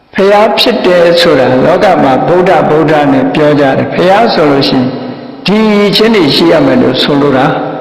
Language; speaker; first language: Burmese; native; Burmese